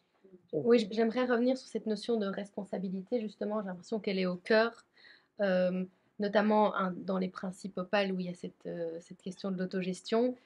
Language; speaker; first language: French; native; French